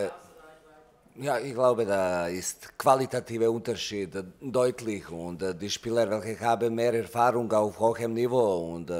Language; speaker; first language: German; non-native, learner; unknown